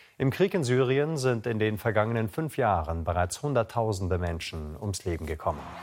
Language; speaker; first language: German; native; German